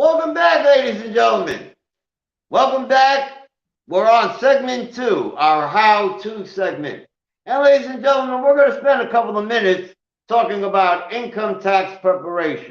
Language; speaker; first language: English; native; English